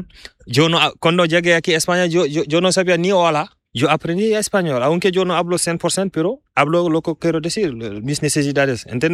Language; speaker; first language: Spanish; non-native, learner; Fula